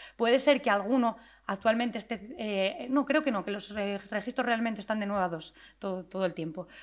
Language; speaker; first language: Spanish; native; Spanish